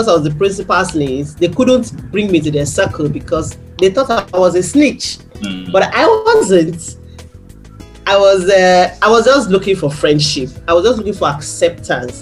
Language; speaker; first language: English; non-native, local second language; Yoruba